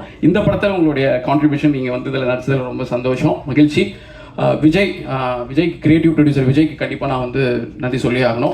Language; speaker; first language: Tamil; native; Tamil